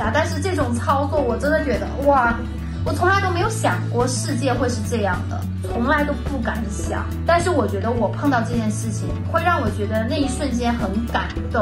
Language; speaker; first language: Chinese; native; Chinese